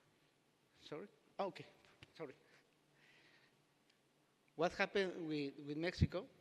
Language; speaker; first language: English; non-native, learner; Spanish